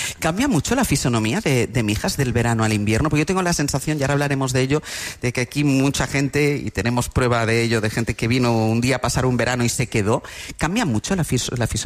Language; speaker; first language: Spanish; native; Spanish